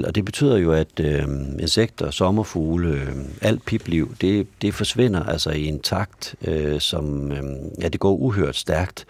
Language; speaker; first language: Danish; native; Danish